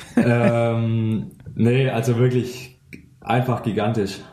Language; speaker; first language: German; native; German